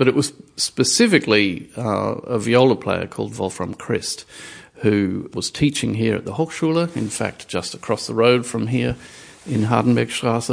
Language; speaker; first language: English; native; English